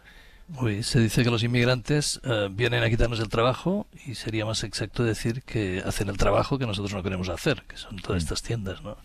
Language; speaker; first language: Spanish; native; Spanish